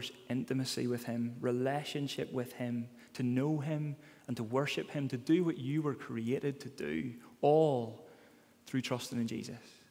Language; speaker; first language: English; native; English